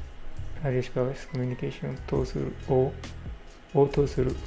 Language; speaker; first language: Japanese; non-native, learner; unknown